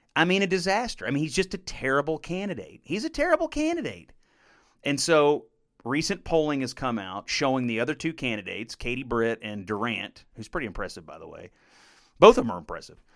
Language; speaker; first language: English; native; English